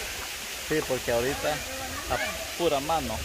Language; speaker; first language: Spanish; native; Spanish